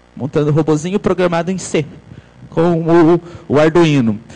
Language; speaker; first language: Portuguese; native; Portuguese